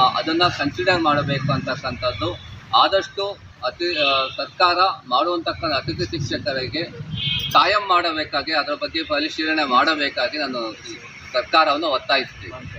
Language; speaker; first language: Kannada; native; Kannada